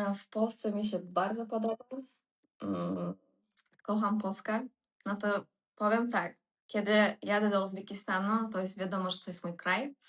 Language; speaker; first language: Polish; non-native, fluent; Uzbek